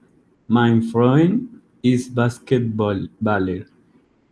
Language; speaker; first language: German; non-native, learner; Spanish